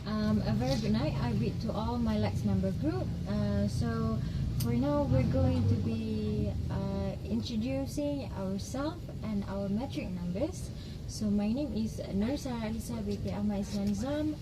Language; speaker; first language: English; non-native, local second language; Malay